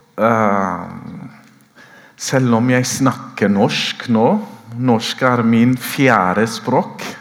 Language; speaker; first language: Norwegian; non-native, fluent; Oromo